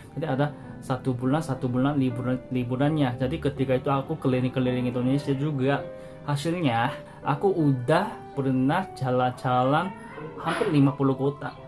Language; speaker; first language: Indonesian; non-native, fluent; Korean